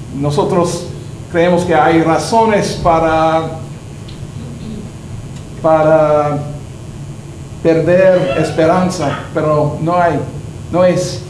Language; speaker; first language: Spanish; non-native, learner; English